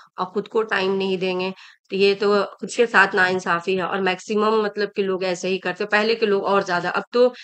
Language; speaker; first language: Hindi; native; Hindi